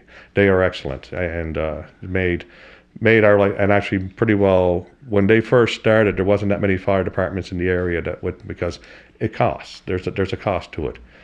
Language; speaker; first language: English; native; English